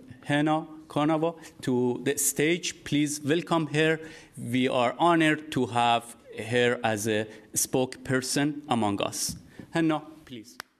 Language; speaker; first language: English; non-native, fluent; Persian